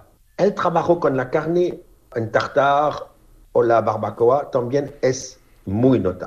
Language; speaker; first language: Spanish; non-native, fluent; French